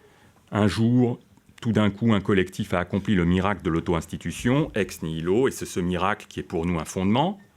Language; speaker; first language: French; native; French